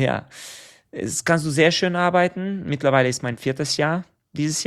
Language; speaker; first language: German; non-native, fluent; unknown